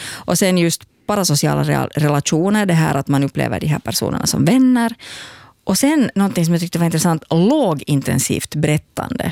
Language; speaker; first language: Swedish; native; Swedish